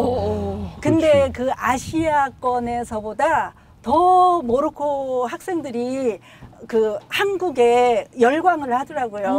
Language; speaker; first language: Korean; native; Korean